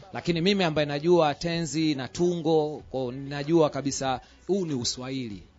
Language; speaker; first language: Swahili; non-native, local second language; Rundi